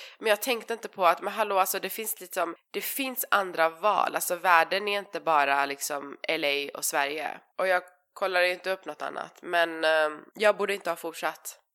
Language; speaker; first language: Swedish; early bilingual, other home language; Persian